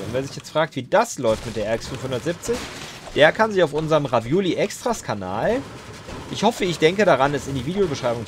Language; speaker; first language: German; native; German